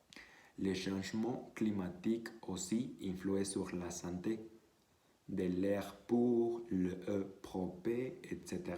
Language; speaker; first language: French; non-native, learner; Spanish